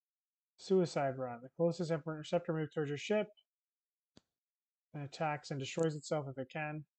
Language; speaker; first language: English; native; English